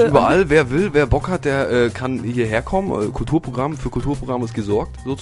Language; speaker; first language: German; native; German